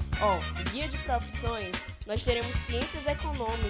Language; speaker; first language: Portuguese; native; Portuguese